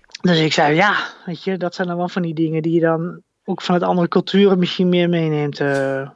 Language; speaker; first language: Dutch; native; Dutch